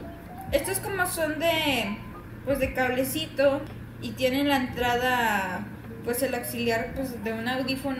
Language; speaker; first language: Spanish; native; Spanish